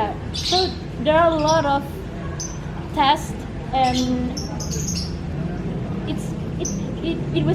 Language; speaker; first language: English; non-native, fluent; Indonesian